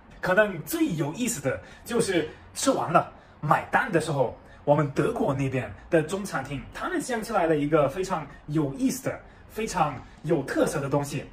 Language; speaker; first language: Chinese; non-native, fluent; German